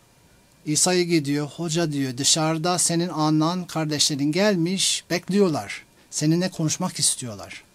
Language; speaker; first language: Turkish; non-native, fluent; English